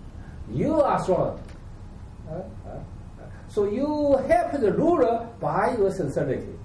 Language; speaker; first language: English; non-native, learner; Chinese